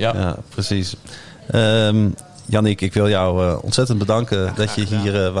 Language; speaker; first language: Dutch; native; Dutch